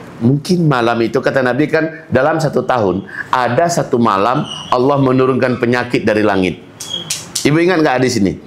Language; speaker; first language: Malay; non-native, local second language; Minangkabau